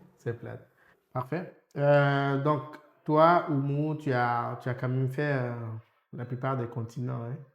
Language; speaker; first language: French; native; French